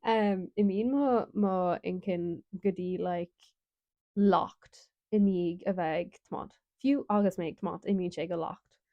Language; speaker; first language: Irish; non-native, local second language; English